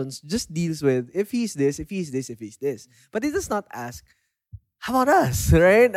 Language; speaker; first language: English; non-native, local second language; Filipino